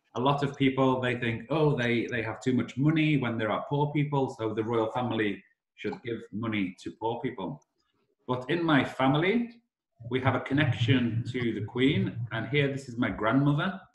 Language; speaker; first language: English; native; English